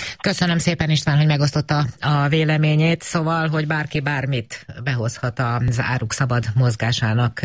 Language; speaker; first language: Hungarian; native; Hungarian